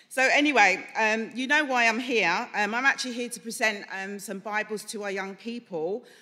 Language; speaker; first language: English; native; English